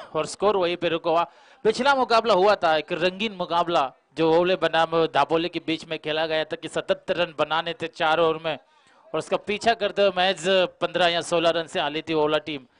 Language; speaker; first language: Hindi; non-native, local second language; Marathi